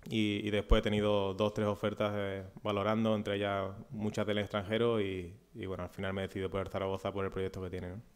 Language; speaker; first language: Spanish; native; Spanish